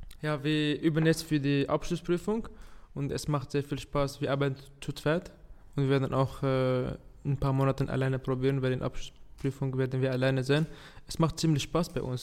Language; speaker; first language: German; non-native, fluent; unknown